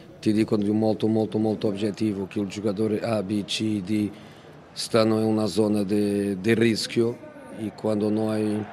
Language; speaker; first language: Italian; non-native, fluent; Portuguese